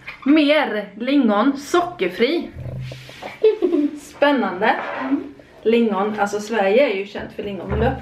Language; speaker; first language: Swedish; native; Swedish